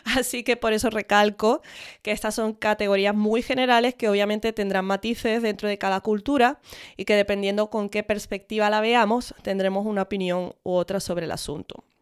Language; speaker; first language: Spanish; early bilingual, other home language; English